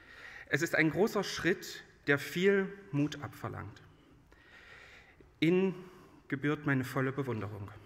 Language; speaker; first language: German; native; German